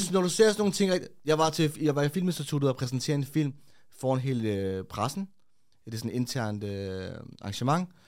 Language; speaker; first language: Danish; early bilingual, other home language; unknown